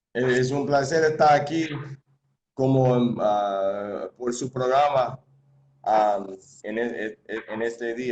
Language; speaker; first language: Spanish; non-native, fluent; English